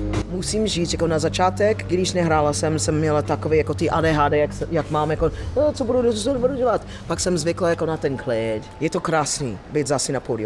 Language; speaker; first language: Czech; non-native, fluent; English